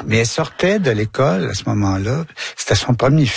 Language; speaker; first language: French; native; French